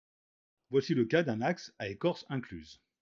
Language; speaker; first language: French; native; French